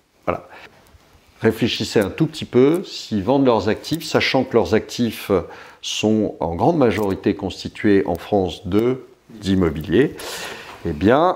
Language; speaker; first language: French; native; French